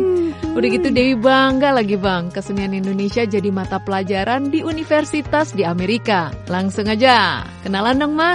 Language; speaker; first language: Indonesian; native; Indonesian